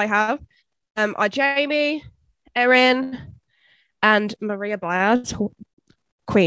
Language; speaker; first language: English; native; English